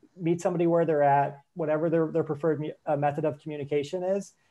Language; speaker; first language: English; native; English